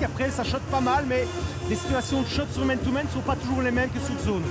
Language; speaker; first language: French; native; French